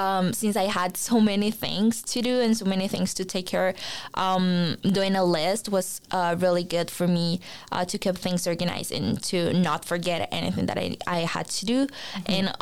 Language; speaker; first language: English; non-native, fluent; Spanish